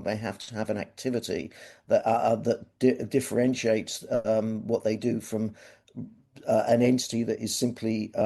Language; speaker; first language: English; native; English